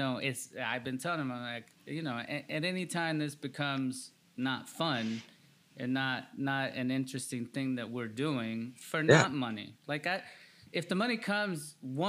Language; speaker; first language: English; early bilingual, other home language; Spanish